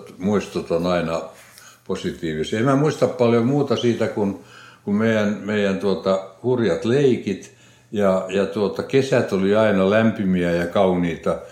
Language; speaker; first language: Finnish; non-native, local second language; Swedish